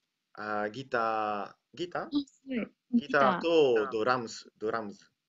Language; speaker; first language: Japanese; non-native, learner; Italian